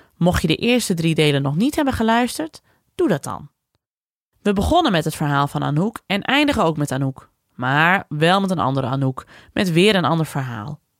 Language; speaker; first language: Dutch; native; Dutch